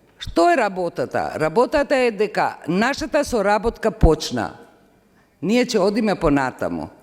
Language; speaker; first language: Macedonian; non-native, fluent; Albanian